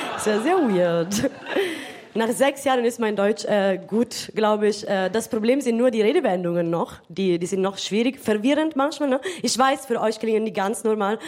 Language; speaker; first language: German; non-native, fluent; Italian